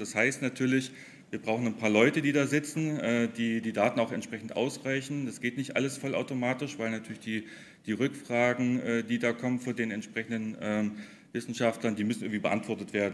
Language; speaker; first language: German; native; German